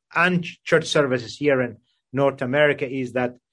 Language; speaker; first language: English; non-native, fluent; Persian